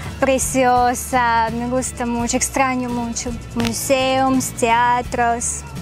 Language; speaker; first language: Spanish; non-native, learner; Russian